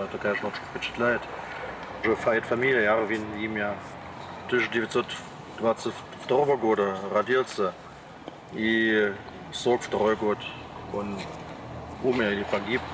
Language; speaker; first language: Russian; non-native, fluent; German